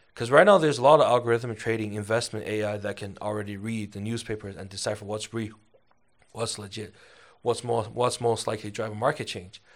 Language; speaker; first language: English; early bilingual, other home language; Chinese